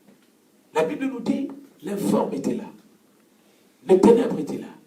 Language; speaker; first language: French; non-native, local second language; Lingala